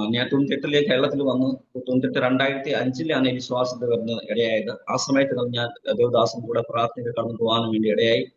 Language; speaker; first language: Malayalam; non-native, fluent; Nepali